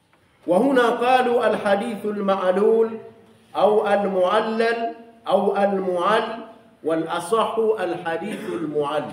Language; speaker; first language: Arabic; non-native, fluent; Swahili